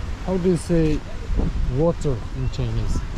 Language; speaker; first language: English; non-native, learner; Bashkir